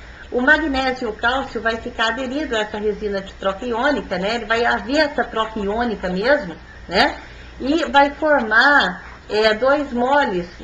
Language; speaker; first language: Portuguese; native; Portuguese